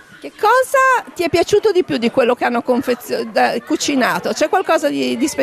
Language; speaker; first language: Italian; native; Italian